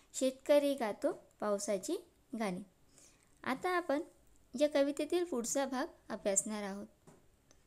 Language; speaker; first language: Marathi; non-native, local second language; Urdu